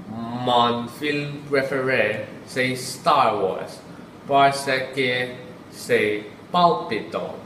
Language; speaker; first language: French; non-native, learner; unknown